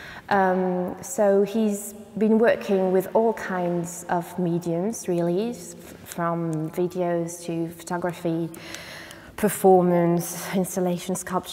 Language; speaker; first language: English; non-native, fluent; French